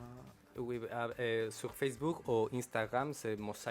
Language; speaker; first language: French; non-native, local second language; Spanish